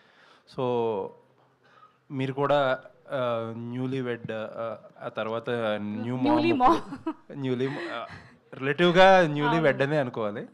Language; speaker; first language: Telugu; native; Telugu